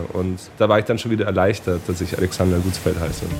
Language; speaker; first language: German; native; German